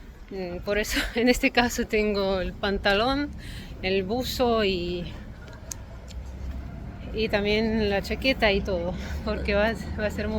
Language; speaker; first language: Spanish; non-native, fluent; Russian